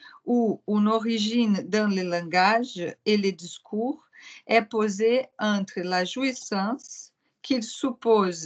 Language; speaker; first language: French; non-native, fluent; Portuguese